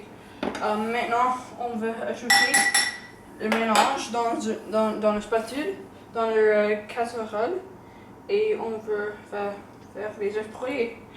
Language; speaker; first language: French; non-native, learner; English